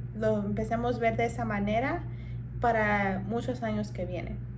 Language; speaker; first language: Spanish; early bilingual, heritage; Spanish